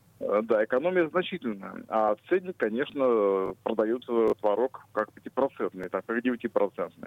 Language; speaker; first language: Russian; native; Russian